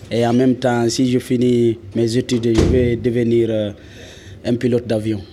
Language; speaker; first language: French; non-native, local second language; Fula